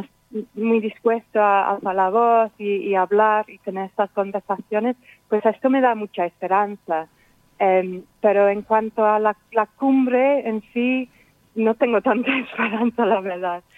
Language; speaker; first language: Spanish; non-native, fluent; English